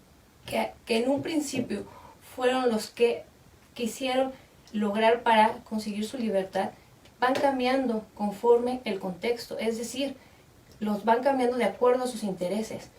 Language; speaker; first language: Spanish; native; Spanish